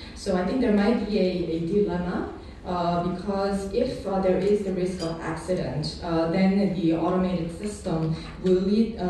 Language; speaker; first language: English; non-native, fluent; Korean